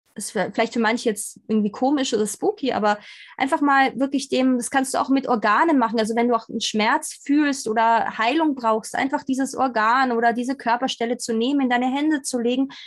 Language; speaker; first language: German; native; German